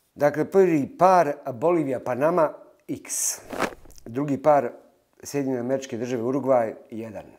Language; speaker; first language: Bosnian; native; Bosnian